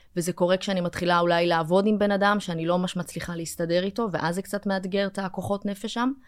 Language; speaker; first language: Hebrew; early bilingual, other home language; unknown